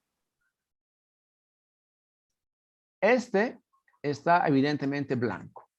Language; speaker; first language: Spanish; native; Spanish